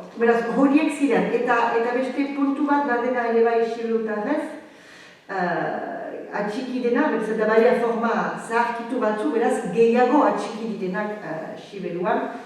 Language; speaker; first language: Basque; native; Basque